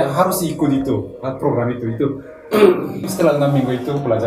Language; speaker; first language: Indonesian; non-native, learner; Korean